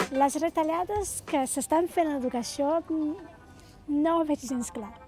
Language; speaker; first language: Catalan; non-native, fluent; Portuguese